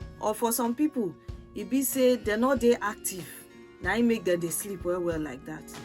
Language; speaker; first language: Nigerian Pidgin; non-native, local second language; Yoruba